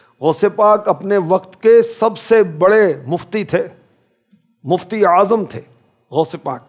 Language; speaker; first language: Urdu; native; Urdu